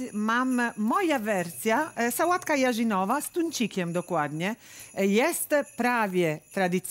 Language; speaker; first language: Polish; non-native, learner; Italian